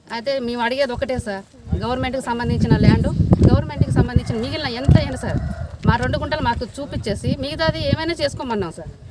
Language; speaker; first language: Telugu; native; Telugu